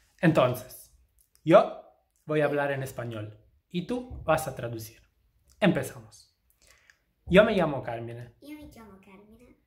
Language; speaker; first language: Spanish; non-native, fluent; Italian